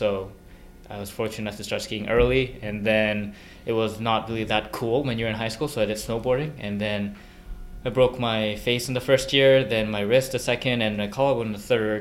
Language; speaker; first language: English; non-native, local second language; Korean